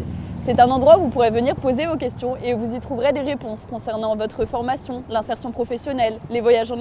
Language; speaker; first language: French; native; French